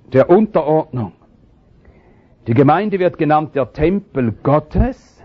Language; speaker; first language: German; native; German